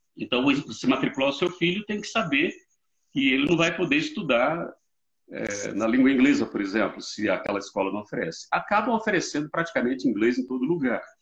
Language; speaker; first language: Portuguese; native; Portuguese